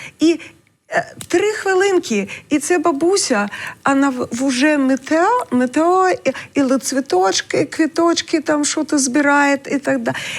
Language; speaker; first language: Ukrainian; non-native, learner; English